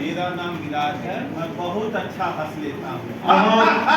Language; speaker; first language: Hindi; native; Hindi